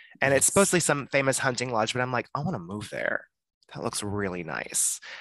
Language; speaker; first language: English; native; English